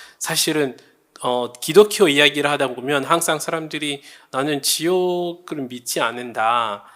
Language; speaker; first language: Korean; non-native, fluent; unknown